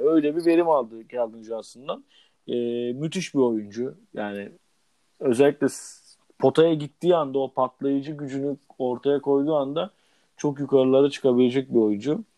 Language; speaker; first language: Turkish; native; Turkish